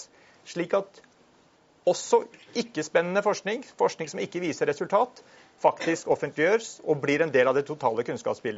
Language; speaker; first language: Norwegian; native; Norwegian